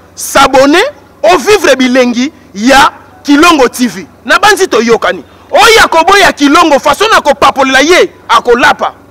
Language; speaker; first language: Lingala; native; Lingala